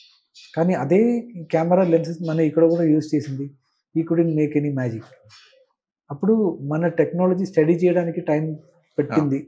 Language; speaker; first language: Telugu; non-native, learner; Malayalam